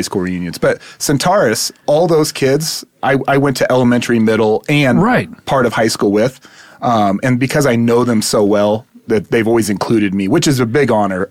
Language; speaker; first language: English; native; English